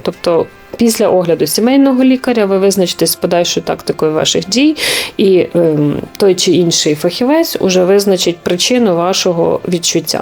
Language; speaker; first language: Ukrainian; native; Ukrainian